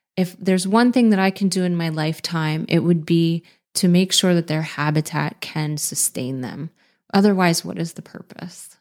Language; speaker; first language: English; native; English